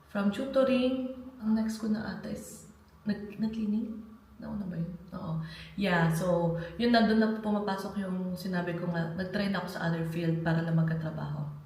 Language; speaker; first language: Filipino; native; Filipino